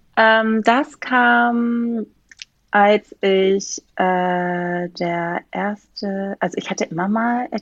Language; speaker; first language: German; non-native, fluent; Greek